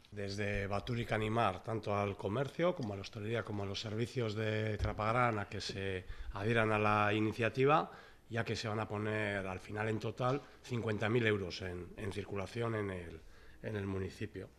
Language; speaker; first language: Spanish; native; Spanish